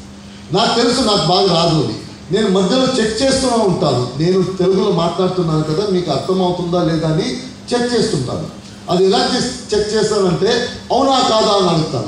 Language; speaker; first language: Telugu; non-native, fluent; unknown